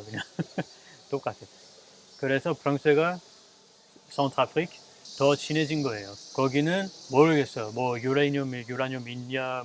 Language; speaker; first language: Korean; non-native, fluent; French